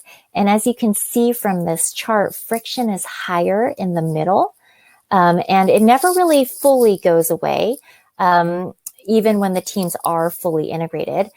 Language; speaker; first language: English; native; English